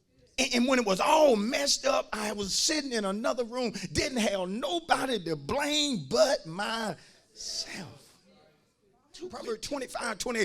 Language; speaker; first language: English; native; English